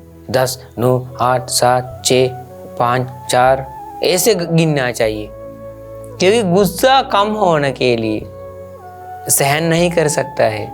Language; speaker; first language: Hindi; non-native, local second language; Sinhala